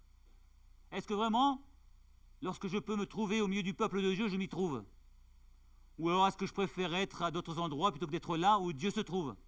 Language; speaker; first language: French; native; French